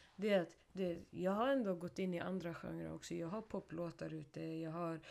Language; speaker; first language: Swedish; early bilingual, other home language; Somali